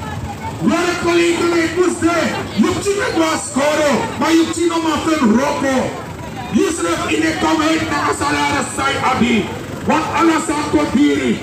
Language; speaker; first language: Dutch; non-native, local second language; Sranan Tongo